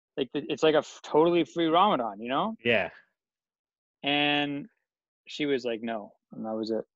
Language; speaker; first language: English; native; English